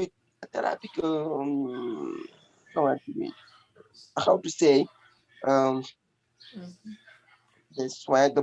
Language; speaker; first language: English; non-native, learner; French